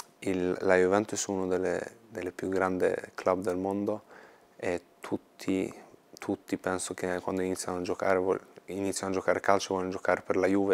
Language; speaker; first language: Italian; non-native, fluent; Swedish